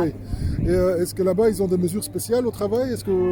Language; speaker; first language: French; native; French